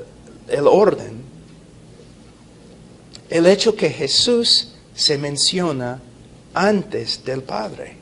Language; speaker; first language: Spanish; non-native, fluent; English